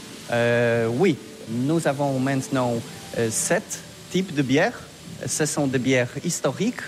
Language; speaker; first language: French; non-native, learner; Polish